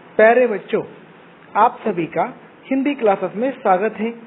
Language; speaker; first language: Hindi; non-native, local second language; Kannada